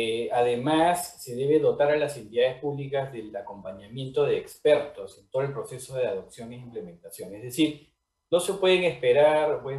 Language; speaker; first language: Spanish; native; Spanish